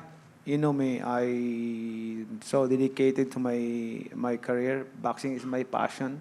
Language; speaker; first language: English; non-native, local second language; Cebuano